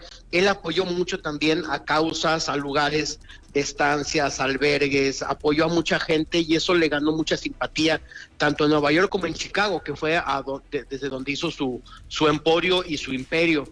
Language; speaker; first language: Spanish; native; Spanish